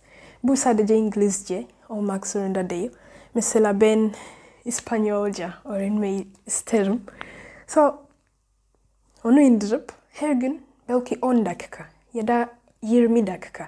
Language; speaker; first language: Turkish; non-native, learner; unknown